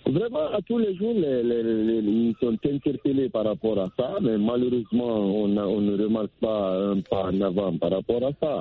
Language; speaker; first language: French; non-native, local second language; Fula